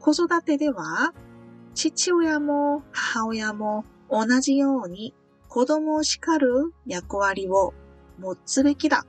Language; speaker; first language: Japanese; non-native, fluent; Korean